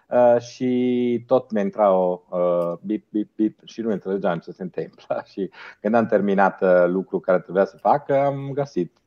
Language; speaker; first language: Romanian; non-native, fluent; Italian